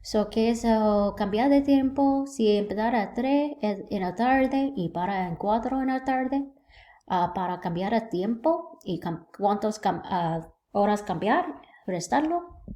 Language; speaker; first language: Spanish; non-native, learner; English